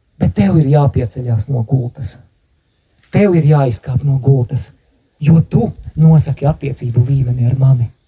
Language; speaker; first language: Latvian; native; Latvian